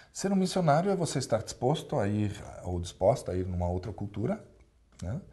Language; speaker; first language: Portuguese; native; Portuguese